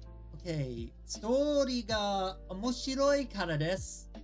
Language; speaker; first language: Japanese; non-native, learner; English